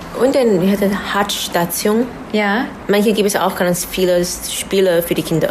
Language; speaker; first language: German; non-native, learner; Chinese